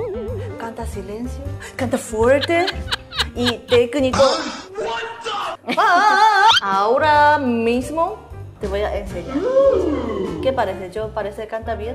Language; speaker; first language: Spanish; non-native, learner; Korean